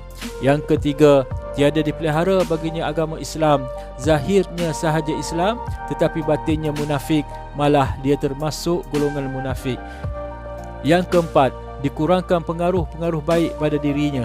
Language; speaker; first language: Malay; native; Malay